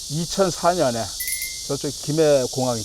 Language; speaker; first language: Korean; native; Korean